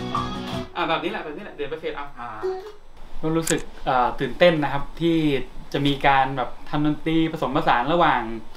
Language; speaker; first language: Thai; native; Thai